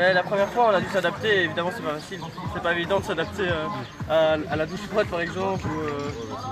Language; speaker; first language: French; native; French